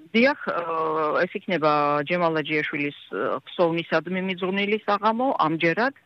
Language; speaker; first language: Georgian; native; Georgian